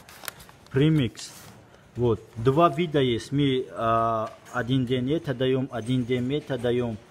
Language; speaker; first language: Russian; non-native, fluent; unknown